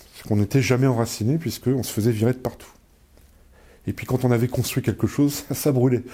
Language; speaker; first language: French; native; French